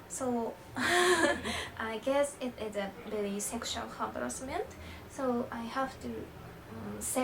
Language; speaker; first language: English; non-native, learner; Japanese